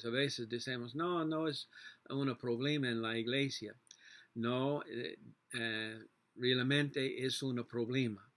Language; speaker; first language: Spanish; non-native, learner; English